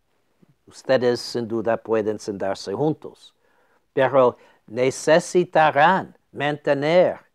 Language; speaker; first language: Spanish; non-native, fluent; English